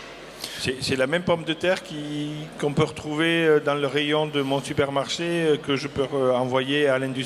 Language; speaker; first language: French; native; French